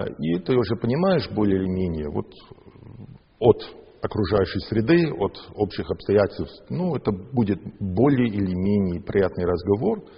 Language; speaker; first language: Russian; non-native, fluent; English